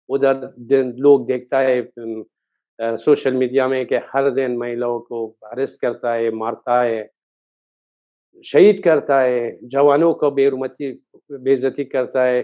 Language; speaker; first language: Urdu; non-native, fluent; Persian